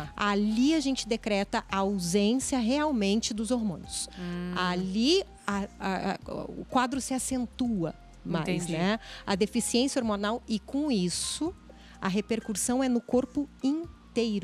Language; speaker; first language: Portuguese; native; Portuguese